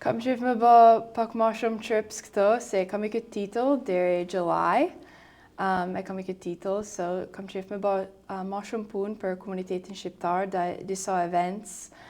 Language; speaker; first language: Albanian; early bilingual, heritage; Albanian